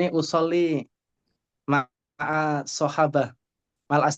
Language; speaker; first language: Arabic; non-native, learner; Indonesian